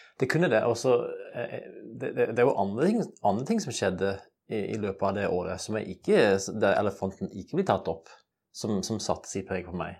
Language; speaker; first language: Norwegian; non-native, fluent; English